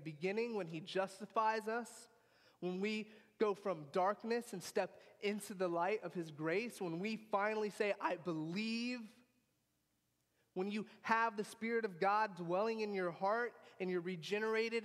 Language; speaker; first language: English; native; English